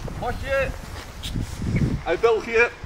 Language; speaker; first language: Dutch; native; Dutch